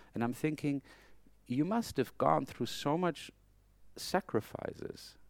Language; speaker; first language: English; non-native, fluent; German